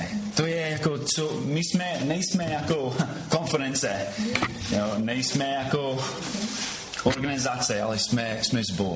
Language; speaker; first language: Czech; non-native, fluent; English